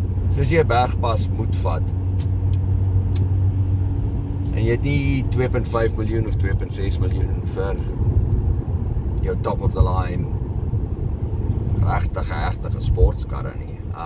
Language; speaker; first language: Afrikaans; native; Afrikaans